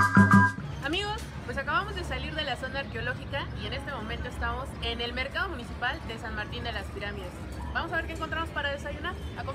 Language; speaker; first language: Spanish; native; Spanish